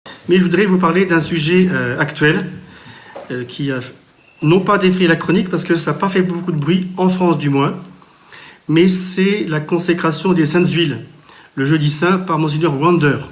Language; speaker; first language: French; native; French